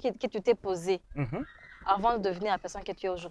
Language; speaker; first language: French; non-native, local second language; Rundi